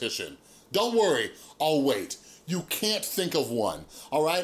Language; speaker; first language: English; native; English